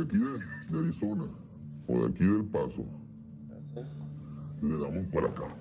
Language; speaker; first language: Spanish; native; Spanish